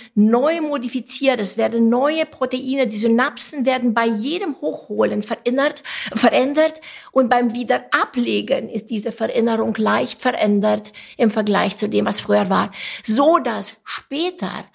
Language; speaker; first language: German; non-native, fluent; Romanian